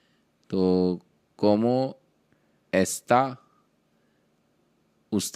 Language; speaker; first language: Spanish; non-native, learner; Hindi